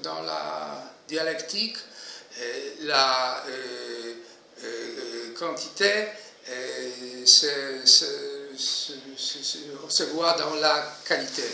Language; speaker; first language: French; non-native, fluent; Polish